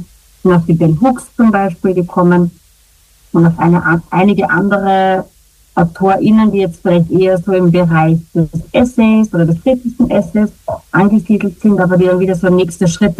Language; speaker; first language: German; native; German